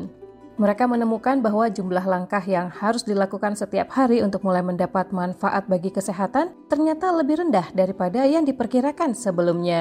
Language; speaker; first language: Indonesian; native; Indonesian